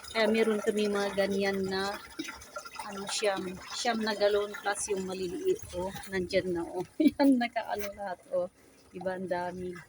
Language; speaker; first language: Filipino; native; Filipino